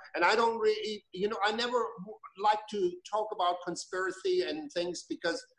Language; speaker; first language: English; non-native, fluent; German